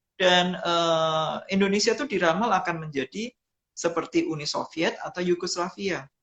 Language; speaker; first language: Indonesian; non-native, local second language; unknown